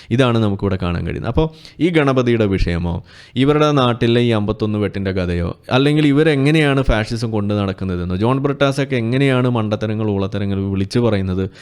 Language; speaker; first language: Malayalam; native; Malayalam